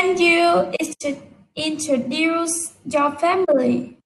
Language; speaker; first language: English; non-native, learner; Vietnamese